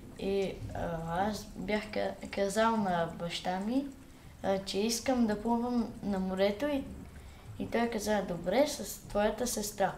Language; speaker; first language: Bulgarian; early bilingual, heritage; Bulgarian